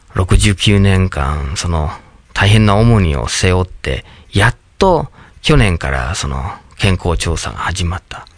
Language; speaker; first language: Japanese; non-native, fluent; English